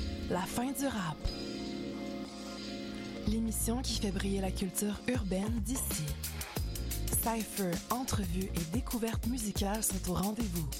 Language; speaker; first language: French; native; French